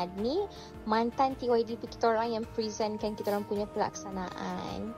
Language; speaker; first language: Malay; native; Malay